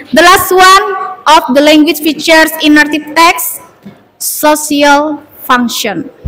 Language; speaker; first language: English; non-native, learner; Indonesian